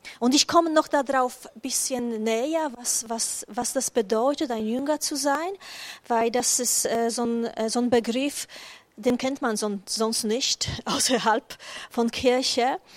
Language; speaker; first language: German; non-native, fluent; Polish